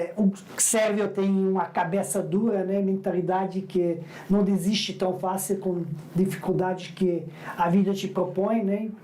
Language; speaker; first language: Portuguese; non-native, fluent; Serbian